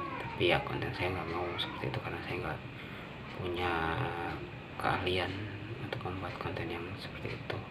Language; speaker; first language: Indonesian; non-native, local second language; Sundanese